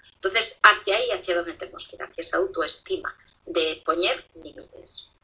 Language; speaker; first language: Spanish; non-native, local second language; Galician